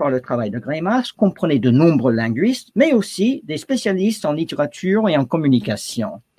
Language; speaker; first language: French; non-native, fluent; English